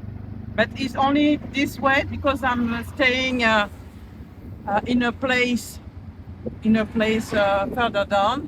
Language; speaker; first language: English; non-native, learner; French